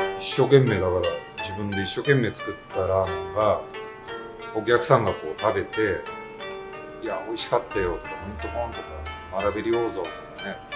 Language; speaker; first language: Japanese; native; Japanese